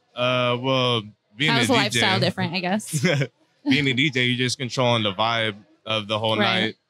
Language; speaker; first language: English; native; English